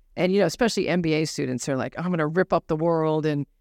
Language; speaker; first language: English; native; English